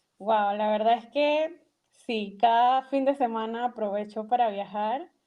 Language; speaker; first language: Spanish; native; Spanish